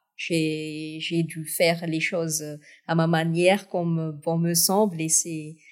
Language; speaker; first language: French; non-native, local second language; Malagasy